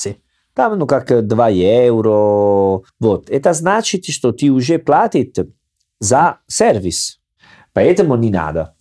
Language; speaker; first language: Russian; non-native, learner; Italian